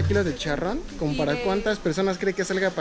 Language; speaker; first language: Spanish; native; Spanish